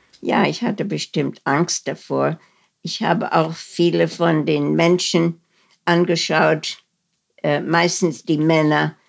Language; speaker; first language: German; early bilingual, heritage; German